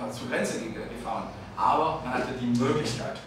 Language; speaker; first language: German; non-native, fluent; French